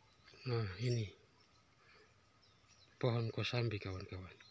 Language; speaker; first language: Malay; non-native, local second language; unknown